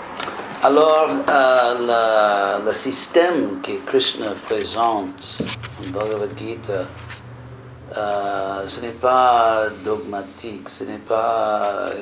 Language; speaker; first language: French; non-native, fluent; English